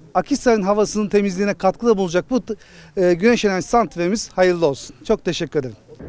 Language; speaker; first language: Turkish; native; Turkish